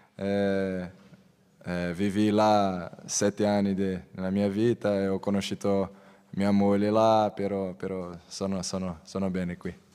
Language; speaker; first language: Italian; non-native, learner; Portuguese